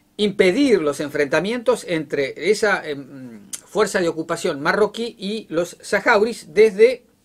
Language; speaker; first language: Spanish; native; Spanish